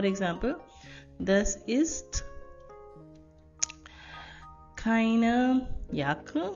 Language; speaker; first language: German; non-native, fluent; Hindi